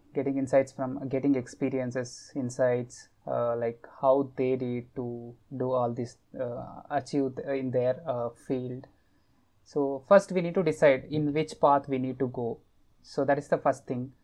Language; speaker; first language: English; non-native, local second language; Kannada